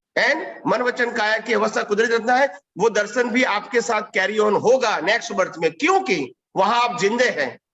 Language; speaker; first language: Hindi; non-native, local second language; Gujarati